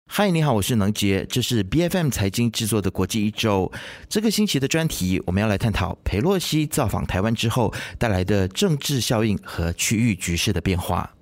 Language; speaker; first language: Chinese; native; Chinese